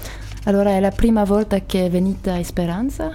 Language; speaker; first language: Italian; non-native, learner; French